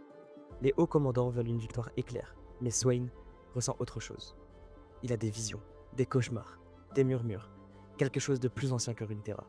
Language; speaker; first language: French; native; French